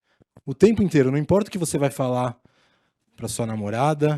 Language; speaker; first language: Portuguese; native; Portuguese